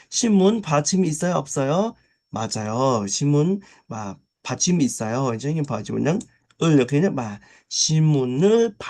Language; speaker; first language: Korean; non-native, fluent; Khmer